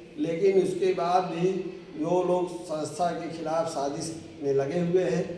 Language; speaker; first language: Hindi; native; Hindi